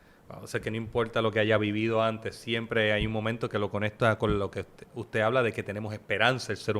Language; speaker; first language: Spanish; native; Spanish